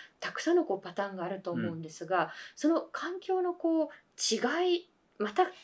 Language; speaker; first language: Japanese; native; Japanese